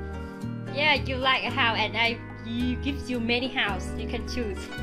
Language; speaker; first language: English; non-native, learner; Vietnamese